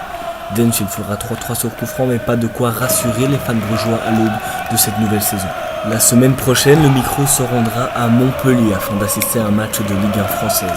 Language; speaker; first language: French; native; French